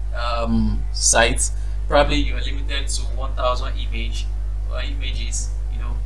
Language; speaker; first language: English; non-native, local second language; Yoruba